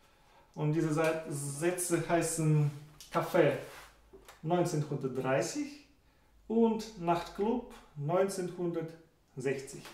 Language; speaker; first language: German; non-native, fluent; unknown